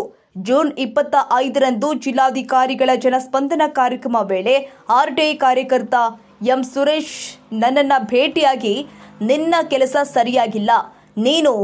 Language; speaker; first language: Kannada; native; Kannada